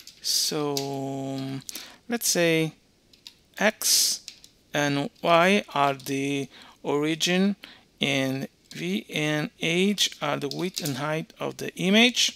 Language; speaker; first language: English; non-native, fluent; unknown